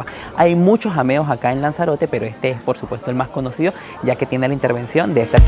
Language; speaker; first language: Spanish; native; Spanish